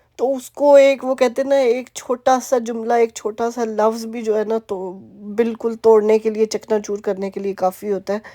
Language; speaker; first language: Urdu; native; Urdu